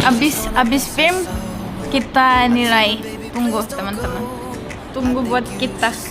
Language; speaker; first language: Indonesian; non-native, learner; Turkish